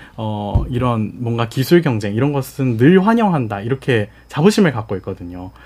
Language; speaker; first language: Korean; early bilingual, heritage; Korean